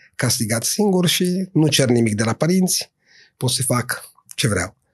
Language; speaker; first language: Romanian; non-native, fluent; Italian